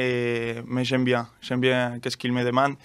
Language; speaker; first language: French; non-native, learner; Spanish